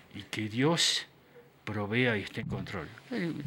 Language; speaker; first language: Spanish; native; Spanish